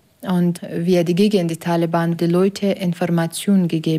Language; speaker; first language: German; non-native, learner; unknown